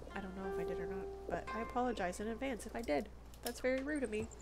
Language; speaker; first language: English; native; English